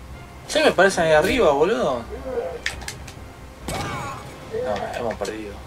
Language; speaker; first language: Spanish; native; Spanish